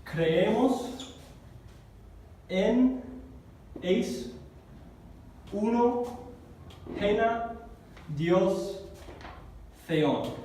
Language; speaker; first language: Spanish; non-native, fluent; English